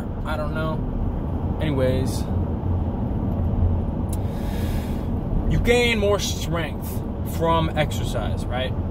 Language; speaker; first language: English; native; English